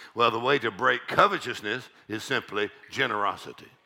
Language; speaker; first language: English; native; English